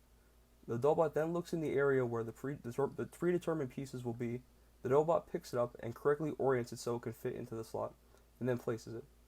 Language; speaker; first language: English; native; English